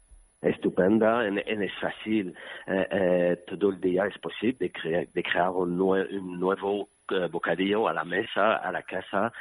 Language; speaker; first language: Spanish; non-native, learner; French